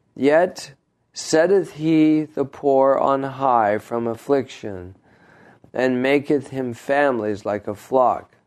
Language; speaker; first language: English; native; English